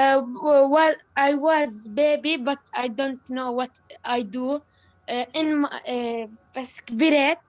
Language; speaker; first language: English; non-native, learner; Arabic